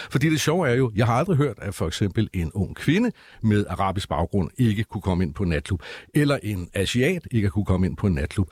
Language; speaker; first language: Danish; native; Danish